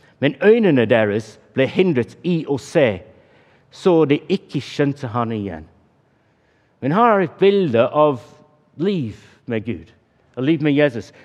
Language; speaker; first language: Norwegian; non-native, fluent; English